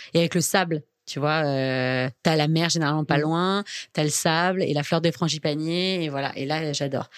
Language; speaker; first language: French; native; French